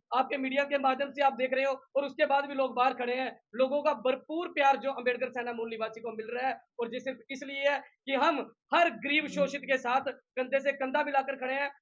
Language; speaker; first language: Hindi; non-native, local second language; Dogri